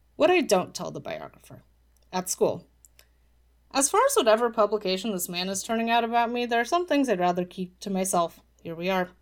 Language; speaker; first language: English; early bilingual, other home language; Polish